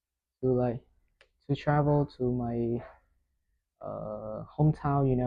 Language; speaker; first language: English; non-native, learner; Vietnamese